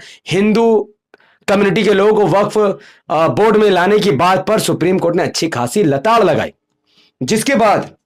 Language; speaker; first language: Hindi; native; Hindi